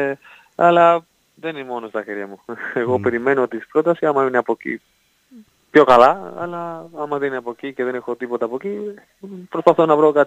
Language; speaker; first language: Greek; non-native, learner; Spanish